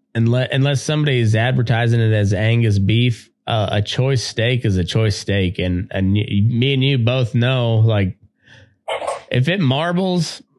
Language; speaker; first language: English; native; English